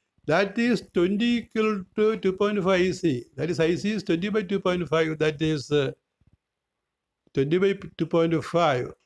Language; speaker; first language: English; non-native, local second language; Malayalam